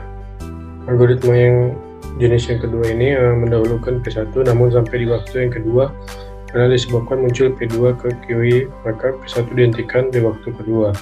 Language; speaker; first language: Indonesian; native; Indonesian